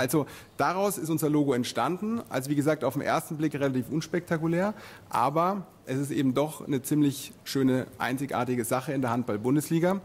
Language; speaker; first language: German; native; German